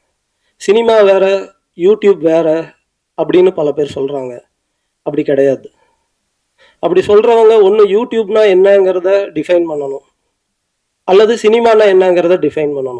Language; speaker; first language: Tamil; native; Tamil